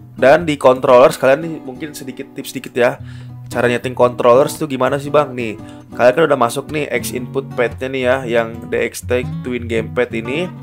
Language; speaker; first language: Indonesian; native; Indonesian